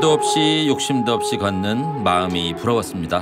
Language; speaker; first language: Korean; native; Korean